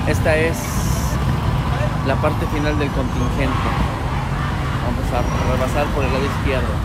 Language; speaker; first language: Spanish; native; Spanish